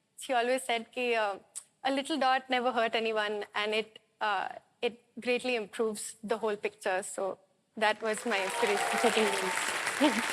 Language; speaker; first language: Hindi; native; Hindi